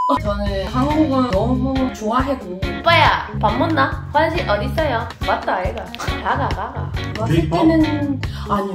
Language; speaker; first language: Korean; non-native, learner; Spanish